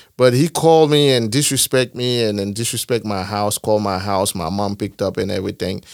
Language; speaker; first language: English; non-native, fluent; Haitian Creole